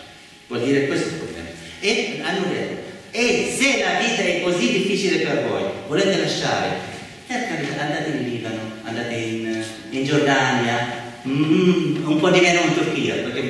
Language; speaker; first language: Italian; non-native, fluent; Arabic